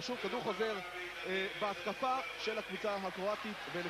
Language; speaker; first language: Hebrew; native; Hebrew